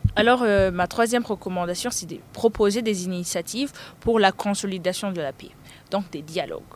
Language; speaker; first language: French; non-native, local second language; Rundi